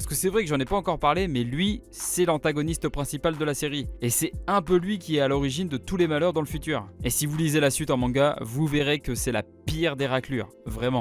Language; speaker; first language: French; native; French